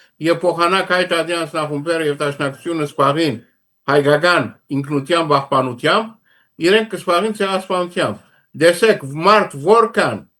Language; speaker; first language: Armenian; early bilingual, heritage; Armenian